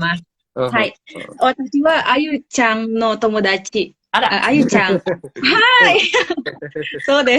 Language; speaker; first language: Japanese; non-native, learner; Indonesian